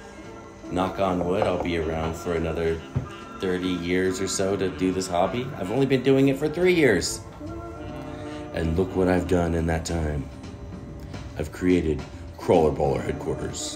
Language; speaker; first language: English; native; English